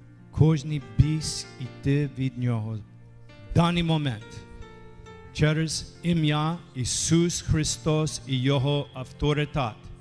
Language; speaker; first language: Ukrainian; non-native, learner; English